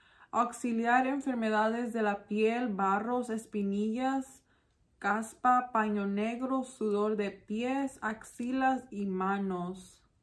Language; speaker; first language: Spanish; early bilingual, heritage; Spanish